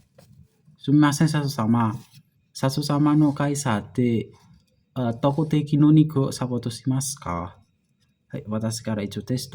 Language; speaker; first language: Japanese; non-native, learner; Indonesian